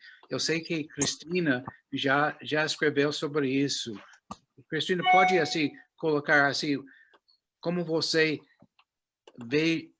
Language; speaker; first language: Portuguese; non-native, fluent; English